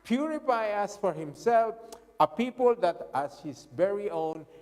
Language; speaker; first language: English; non-native, local second language; Filipino